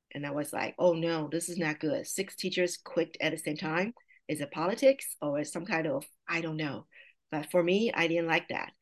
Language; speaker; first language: English; non-native, fluent; Chinese